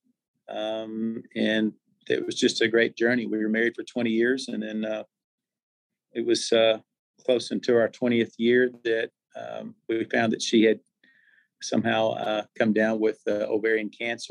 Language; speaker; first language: English; native; English